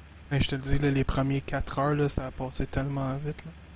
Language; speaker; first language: French; native; French